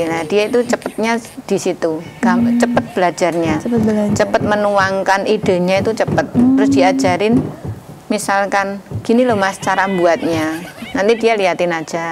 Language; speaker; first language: Indonesian; native; Indonesian